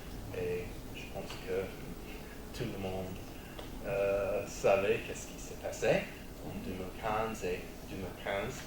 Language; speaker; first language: French; non-native, learner; English